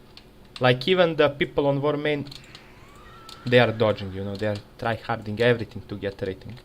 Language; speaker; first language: English; non-native, fluent; Serbian